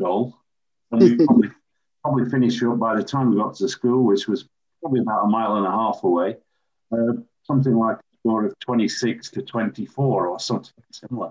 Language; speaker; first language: English; native; English